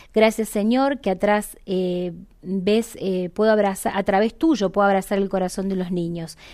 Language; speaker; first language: Spanish; native; Spanish